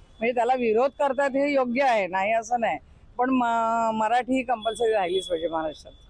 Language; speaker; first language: Marathi; native; Marathi